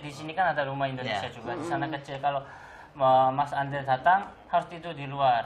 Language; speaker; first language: Indonesian; non-native, learner; Korean